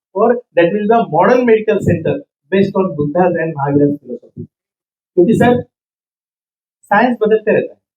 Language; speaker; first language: Hindi; non-native, local second language; Marathi